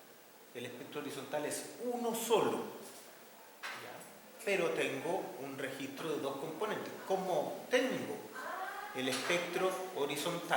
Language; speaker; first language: Spanish; native; Spanish